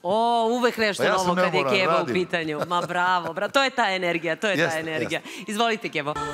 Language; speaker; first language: Serbian; native; Serbian